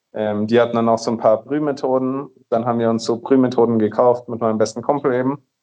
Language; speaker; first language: German; native; German